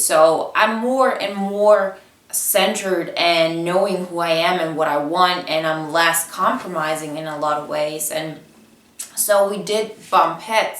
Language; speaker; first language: English; non-native, fluent; Bulgarian